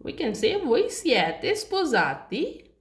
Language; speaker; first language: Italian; non-native, learner; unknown